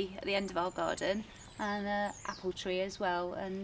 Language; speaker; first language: English; native; English